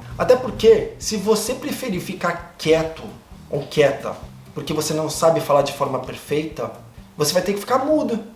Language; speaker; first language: Portuguese; native; Portuguese